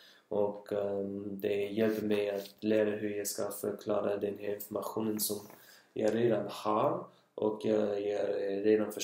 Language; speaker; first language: Swedish; non-native, learner; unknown